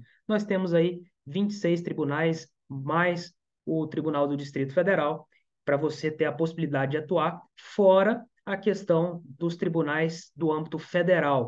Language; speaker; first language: Portuguese; native; Portuguese